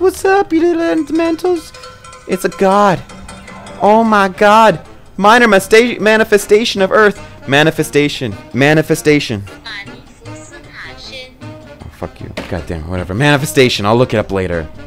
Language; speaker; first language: English; native; English